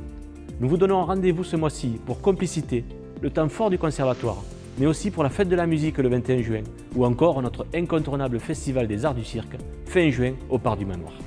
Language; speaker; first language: French; native; French